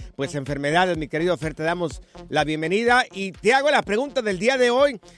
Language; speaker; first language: Spanish; native; Spanish